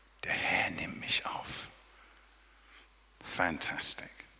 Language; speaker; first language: German; non-native, fluent; English